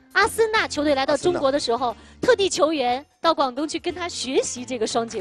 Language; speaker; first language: Chinese; native; Chinese